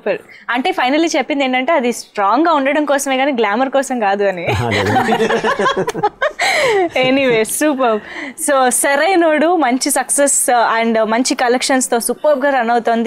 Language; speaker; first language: Telugu; native; Telugu